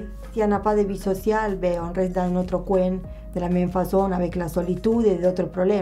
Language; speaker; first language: French; non-native, local second language; Spanish